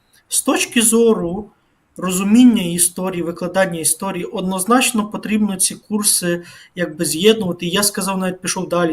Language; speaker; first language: Ukrainian; native; Ukrainian